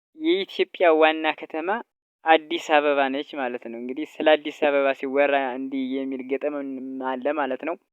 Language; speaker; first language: Amharic; native; Amharic